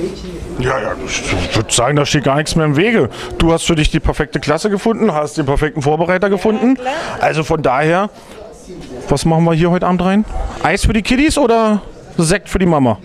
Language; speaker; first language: German; native; German